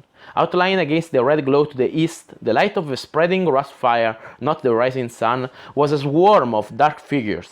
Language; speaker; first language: English; non-native, fluent; Italian